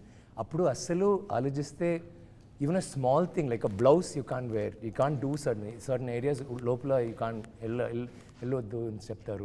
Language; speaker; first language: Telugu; non-native, learner; Tamil